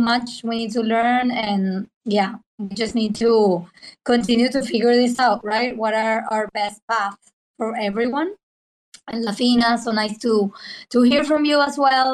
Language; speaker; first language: English; non-native, fluent; Spanish